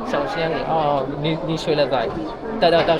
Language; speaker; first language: Chinese; non-native, learner; Amharic